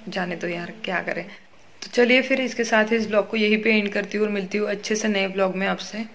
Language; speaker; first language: Hindi; native; Hindi